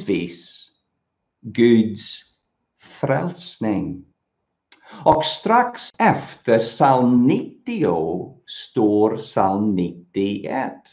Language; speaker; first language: Swedish; non-native, fluent; English